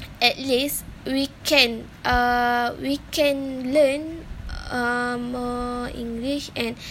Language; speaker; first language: English; non-native, learner; Malay